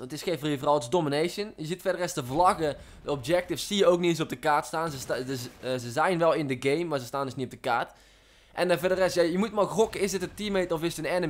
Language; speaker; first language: Dutch; native; Dutch